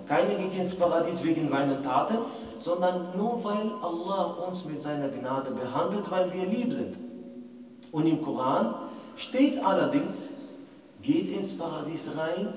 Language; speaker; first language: German; non-native, fluent; Arabic